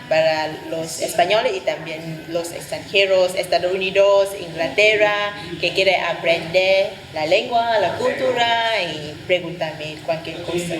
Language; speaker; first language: Spanish; non-native, fluent; Vietnamese